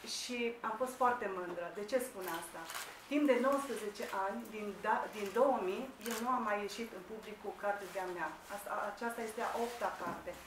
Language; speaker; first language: Romanian; native; Romanian